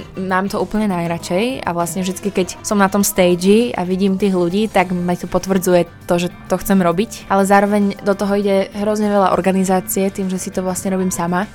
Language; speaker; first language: Slovak; native; Slovak